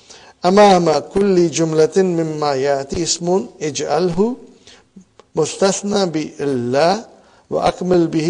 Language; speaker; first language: Arabic; non-native, fluent; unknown